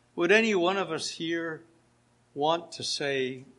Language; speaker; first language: English; native; English